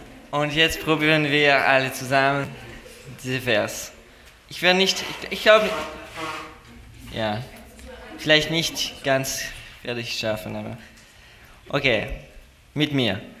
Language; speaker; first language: German; non-native, learner; French